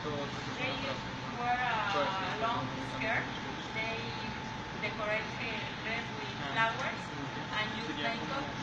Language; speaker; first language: English; non-native, learner; Spanish